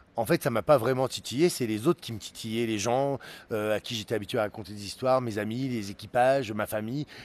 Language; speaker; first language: French; native; French